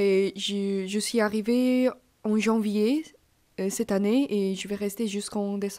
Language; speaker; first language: French; non-native, fluent; Korean